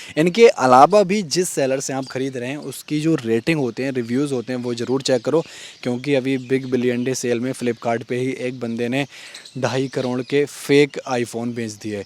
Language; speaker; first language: Hindi; native; Hindi